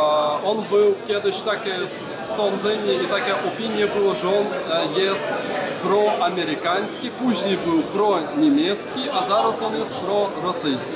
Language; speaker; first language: Polish; non-native, fluent; Belarusian